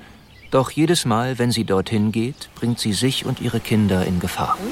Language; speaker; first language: German; native; German